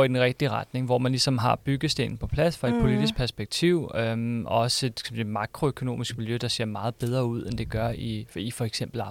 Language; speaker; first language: Danish; native; Danish